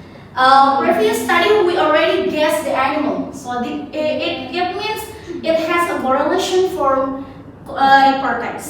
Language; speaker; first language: English; non-native, learner; Indonesian